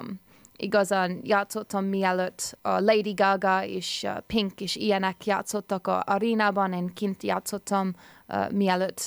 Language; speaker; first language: Hungarian; early bilingual, heritage; English